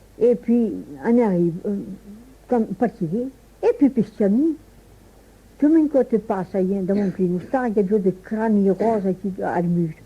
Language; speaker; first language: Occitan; native; Occitan